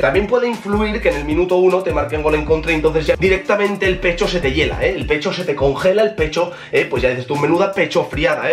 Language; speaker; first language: Spanish; native; Spanish